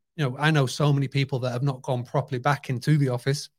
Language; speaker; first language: English; native; English